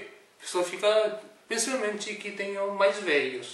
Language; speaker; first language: Portuguese; non-native, learner; Urdu